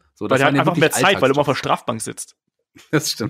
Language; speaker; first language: German; native; German